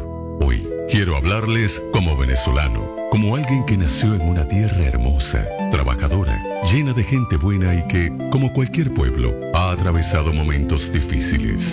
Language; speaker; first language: Spanish; native; Spanish